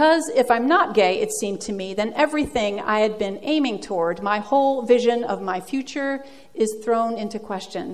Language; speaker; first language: English; early bilingual, other home language; Dutch